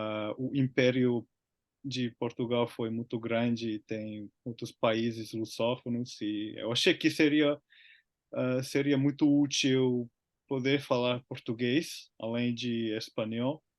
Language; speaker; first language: Portuguese; non-native, learner; Finnish